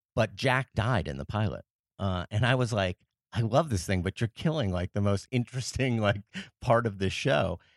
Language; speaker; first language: English; early bilingual, other home language; French